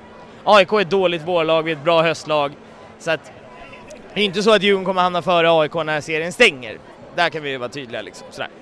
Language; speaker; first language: Swedish; native; Swedish